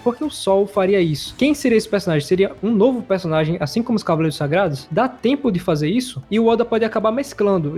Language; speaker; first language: Portuguese; native; Portuguese